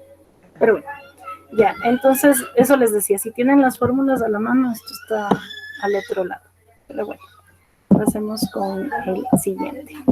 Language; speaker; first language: Spanish; native; Spanish